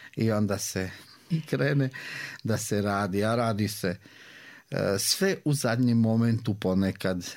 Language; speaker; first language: Serbian; native; Serbian